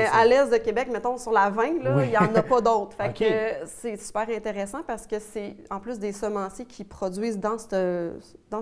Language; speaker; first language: French; native; French